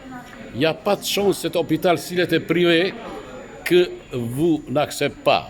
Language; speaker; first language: French; non-native, fluent; Turkish